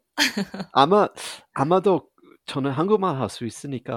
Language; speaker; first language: Korean; non-native, fluent; English